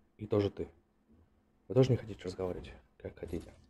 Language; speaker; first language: Russian; native; Russian